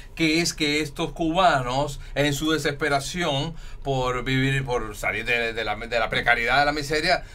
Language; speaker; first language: Spanish; native; Spanish